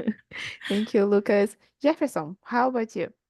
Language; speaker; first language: English; non-native, learner; Portuguese